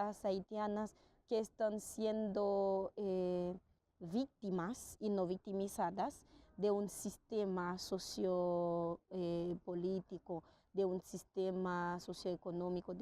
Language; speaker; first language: Spanish; non-native, fluent; Haitian Creole